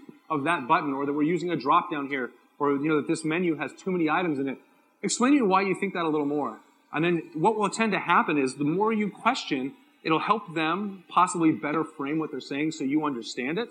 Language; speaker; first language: English; native; English